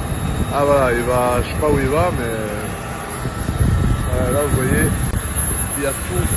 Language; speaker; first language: French; native; French